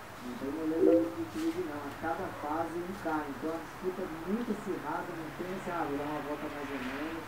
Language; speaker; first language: Portuguese; native; Portuguese